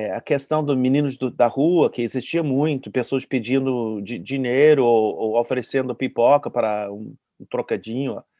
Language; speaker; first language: Portuguese; non-native, fluent; English